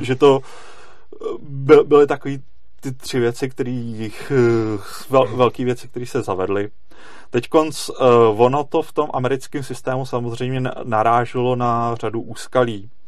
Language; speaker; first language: Czech; native; Czech